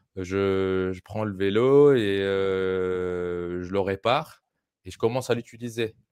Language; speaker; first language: French; non-native, local second language; Arabic